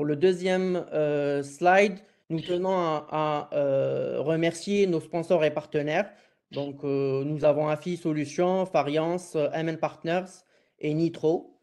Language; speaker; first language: French; non-native, local second language; Arabic